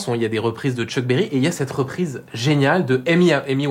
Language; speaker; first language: French; native; French